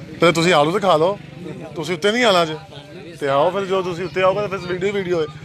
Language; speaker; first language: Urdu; non-native, local second language; Punjabi